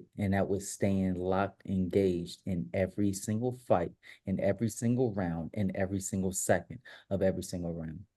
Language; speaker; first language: English; native; English